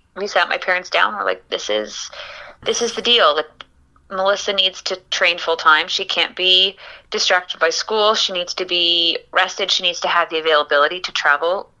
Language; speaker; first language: English; native; English